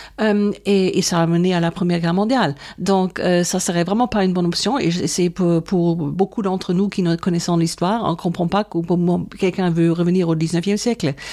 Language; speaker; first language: French; non-native, fluent; German